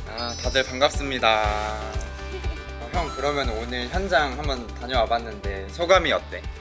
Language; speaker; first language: Korean; native; Korean